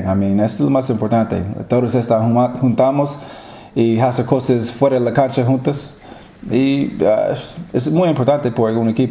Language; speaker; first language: Spanish; non-native, learner; English